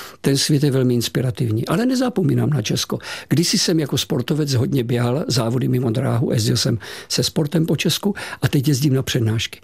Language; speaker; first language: Czech; native; Czech